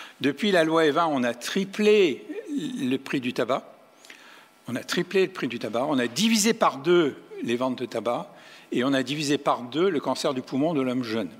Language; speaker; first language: French; native; French